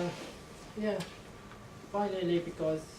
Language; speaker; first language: English; non-native, learner; Arabic